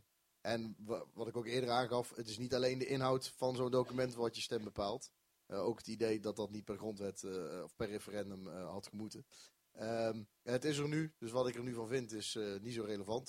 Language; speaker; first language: Dutch; native; Dutch